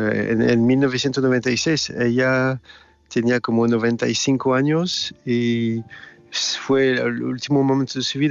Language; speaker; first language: Spanish; non-native, fluent; French